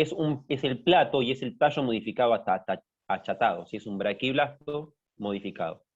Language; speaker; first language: Spanish; native; Spanish